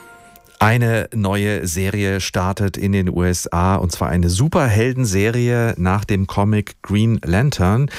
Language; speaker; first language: German; native; German